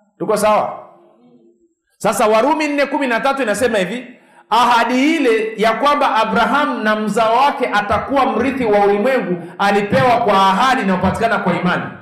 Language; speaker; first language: Swahili; native; Swahili